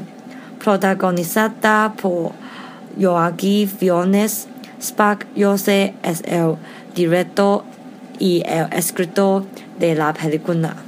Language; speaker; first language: Spanish; non-native, learner; English